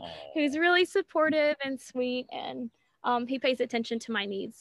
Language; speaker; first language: English; native; English